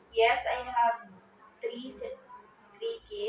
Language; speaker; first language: English; non-native, learner; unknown